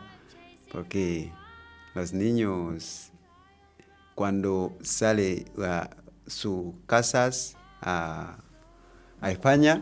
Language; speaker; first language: Spanish; non-native, learner; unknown